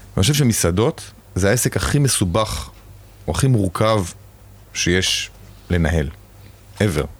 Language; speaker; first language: Hebrew; native; Hebrew